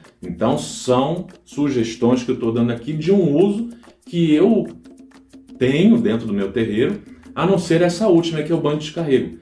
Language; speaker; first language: Portuguese; native; Portuguese